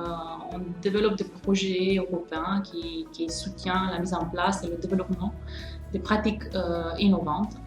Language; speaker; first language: French; non-native, fluent; Romanian